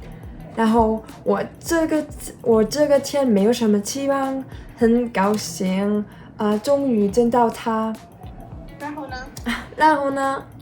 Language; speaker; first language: Chinese; non-native, learner; German